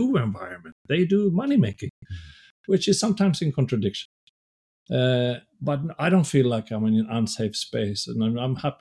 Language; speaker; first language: English; non-native, fluent; Swedish